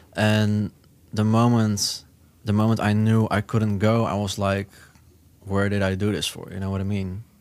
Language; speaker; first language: English; non-native, fluent; Dutch